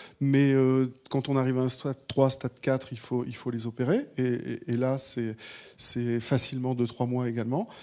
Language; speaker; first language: French; native; French